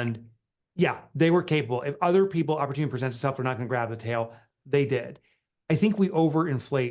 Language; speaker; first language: English; native; English